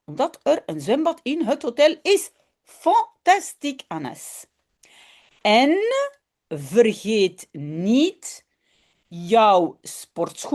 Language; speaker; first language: Dutch; non-native, fluent; French